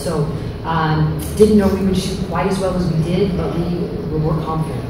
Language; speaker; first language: English; native; English